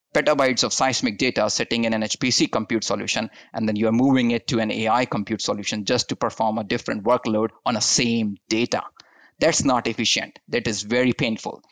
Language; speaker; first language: English; non-native, local second language; Hindi